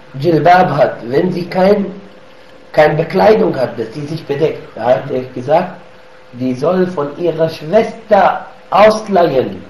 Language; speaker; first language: German; non-native, fluent; Arabic